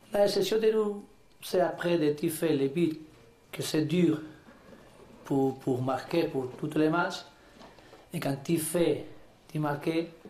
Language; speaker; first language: French; non-native, learner; Spanish